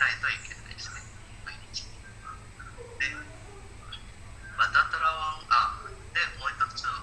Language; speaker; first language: Japanese; non-native, learner; Indonesian